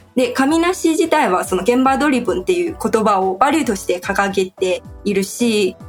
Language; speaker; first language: Japanese; non-native, fluent; Chinese